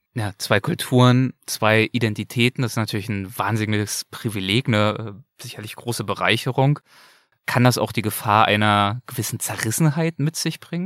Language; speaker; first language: German; native; German